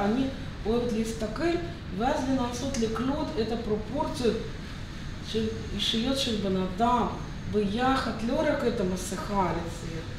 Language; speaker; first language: Hebrew; non-native, fluent; Russian